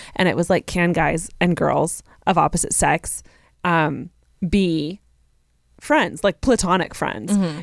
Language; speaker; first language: English; native; English